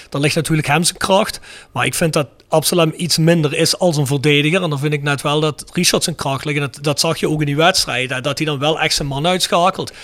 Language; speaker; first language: Dutch; native; Dutch